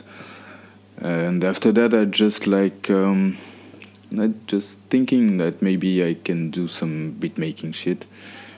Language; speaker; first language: English; non-native, fluent; French